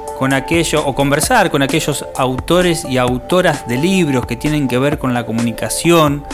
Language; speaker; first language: Spanish; native; Spanish